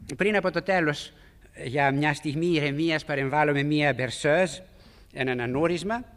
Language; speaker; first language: Greek; native; Greek